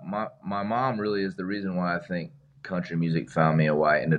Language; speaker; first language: English; native; English